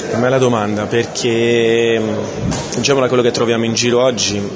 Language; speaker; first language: Italian; non-native, fluent; Portuguese